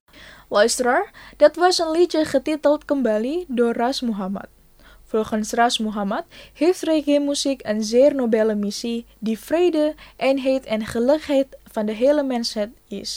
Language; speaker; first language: Dutch; non-native, fluent; Indonesian